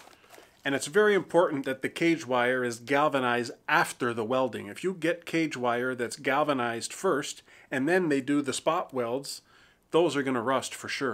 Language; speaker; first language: English; native; English